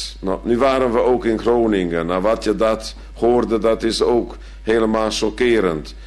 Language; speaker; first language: Dutch; non-native, fluent; Hungarian